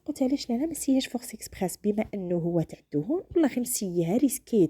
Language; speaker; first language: Arabic; native; Arabic